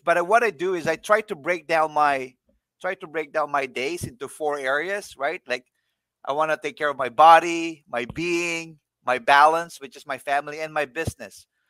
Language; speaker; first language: English; non-native, local second language; Filipino